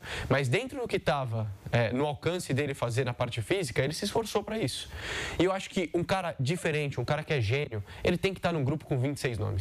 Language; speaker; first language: Portuguese; native; Portuguese